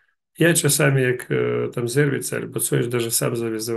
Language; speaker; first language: Polish; non-native, learner; Russian